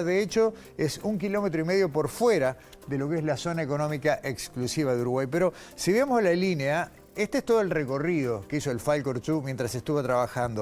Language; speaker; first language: Spanish; native; Spanish